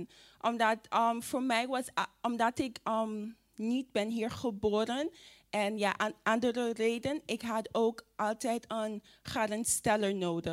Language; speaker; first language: Dutch; non-native, fluent; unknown